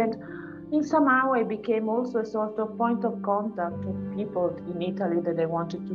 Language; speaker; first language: English; non-native, fluent; Italian